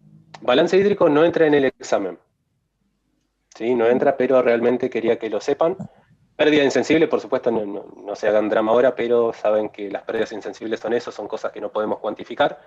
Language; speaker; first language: Spanish; native; Spanish